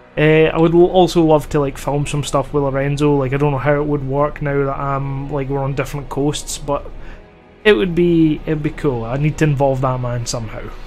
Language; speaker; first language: English; native; English